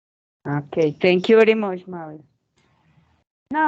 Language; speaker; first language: English; non-native, learner; Spanish